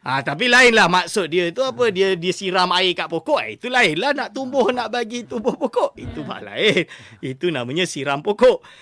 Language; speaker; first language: Malay; native; Malay